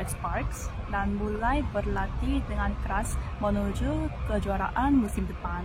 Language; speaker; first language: Indonesian; non-native, fluent; Korean